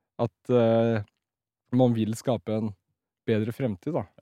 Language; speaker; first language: Norwegian; early bilingual, other home language; Riffian